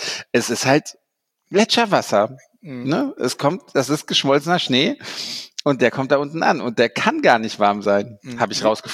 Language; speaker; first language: German; native; German